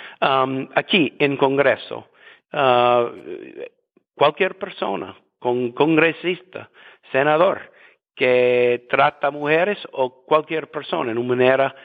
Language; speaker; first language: Spanish; non-native, fluent; English